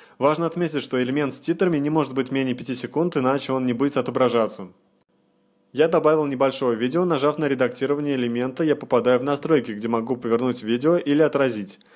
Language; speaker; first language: Russian; native; Russian